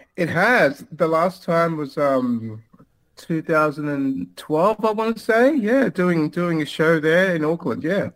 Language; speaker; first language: English; native; English